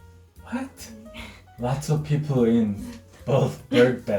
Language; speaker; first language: English; non-native, fluent; Korean